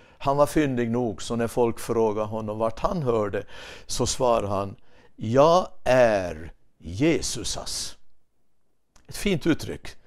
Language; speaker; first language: Swedish; native; Swedish